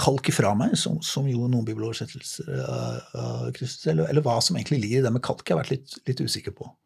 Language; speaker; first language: Norwegian; native; Norwegian